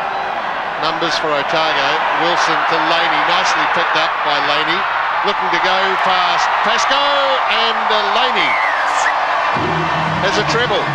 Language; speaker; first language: English; native; English